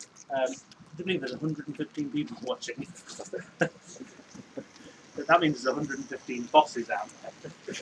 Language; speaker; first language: English; native; English